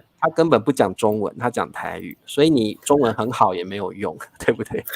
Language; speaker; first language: Chinese; native; Chinese